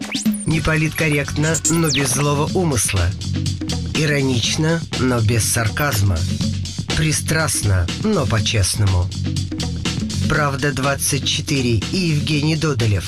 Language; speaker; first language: Russian; native; Russian